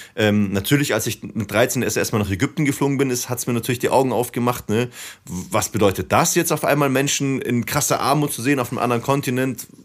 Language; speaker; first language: German; native; German